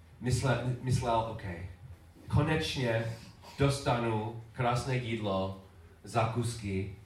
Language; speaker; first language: Czech; non-native, learner; English